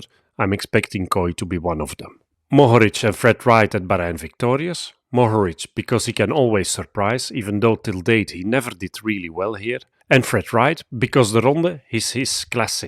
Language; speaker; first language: English; non-native, fluent; Dutch